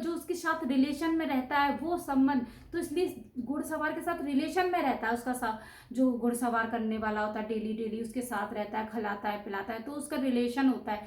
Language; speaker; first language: Hindi; native; Hindi